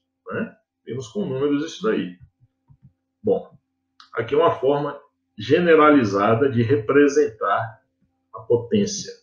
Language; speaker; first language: Portuguese; native; Portuguese